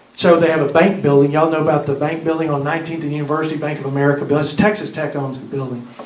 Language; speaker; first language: English; native; English